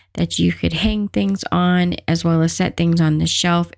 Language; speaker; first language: English; native; English